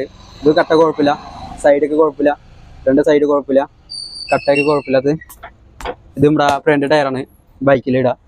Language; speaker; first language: Malayalam; non-native, local second language; Hindi